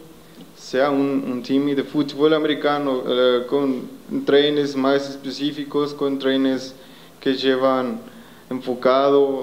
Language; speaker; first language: Portuguese; non-native, learner; Spanish